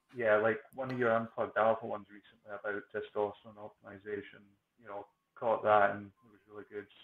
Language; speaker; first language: English; native; English